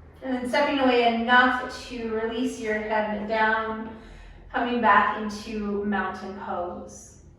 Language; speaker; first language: English; native; English